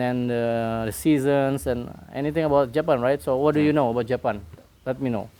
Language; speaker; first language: English; non-native, learner; Indonesian